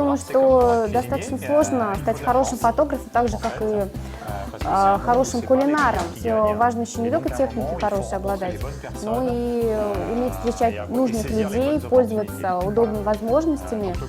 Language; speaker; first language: Russian; native; Russian